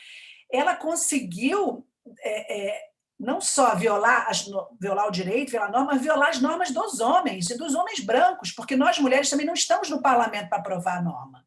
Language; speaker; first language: Portuguese; native; Portuguese